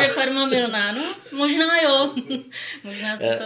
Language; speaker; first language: Czech; native; Czech